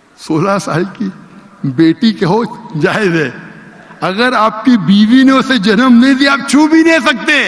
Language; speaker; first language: Urdu; non-native, local second language; Konkani